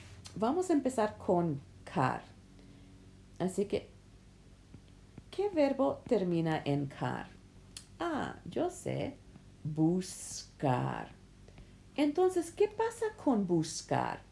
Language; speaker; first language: Spanish; non-native, fluent; English